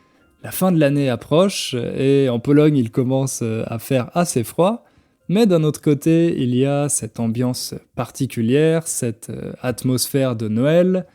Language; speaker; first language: French; native; French